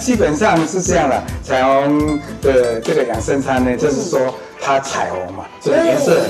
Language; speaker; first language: Chinese; native; Chinese